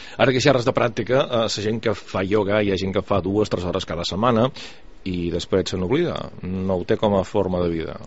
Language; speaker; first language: Catalan; native; Catalan